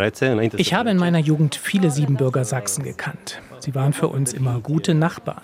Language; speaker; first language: German; non-native, fluent; Romanian